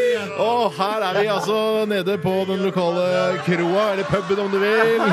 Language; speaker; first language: Norwegian; native; Norwegian